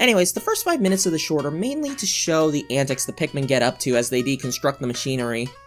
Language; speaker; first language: English; native; English